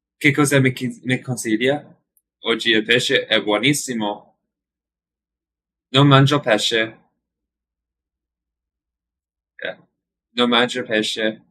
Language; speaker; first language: Italian; non-native, learner; English